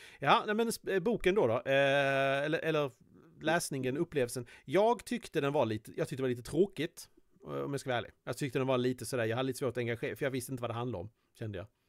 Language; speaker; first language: Swedish; native; Swedish